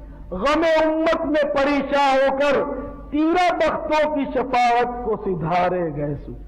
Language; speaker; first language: Urdu; native; Urdu